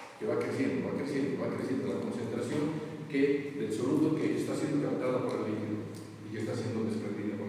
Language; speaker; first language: Spanish; native; Spanish